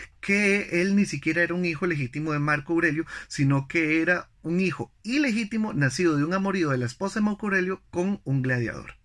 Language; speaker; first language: Spanish; native; Spanish